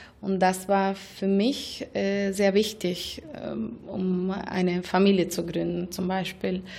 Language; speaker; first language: German; non-native, fluent; Spanish